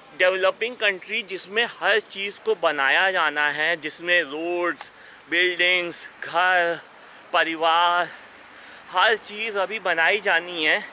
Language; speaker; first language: Hindi; native; Hindi